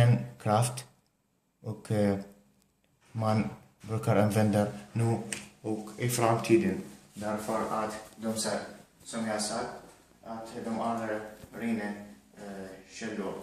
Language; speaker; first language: Swedish; non-native, learner; Arabic